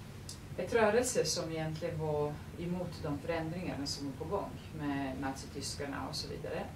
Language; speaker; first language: Swedish; non-native, fluent; Serbian